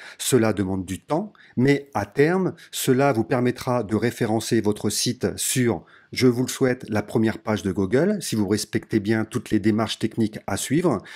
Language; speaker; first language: French; native; French